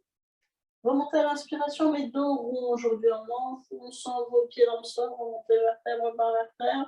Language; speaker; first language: French; native; French